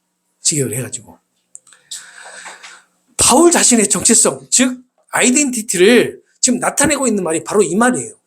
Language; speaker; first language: Korean; native; Korean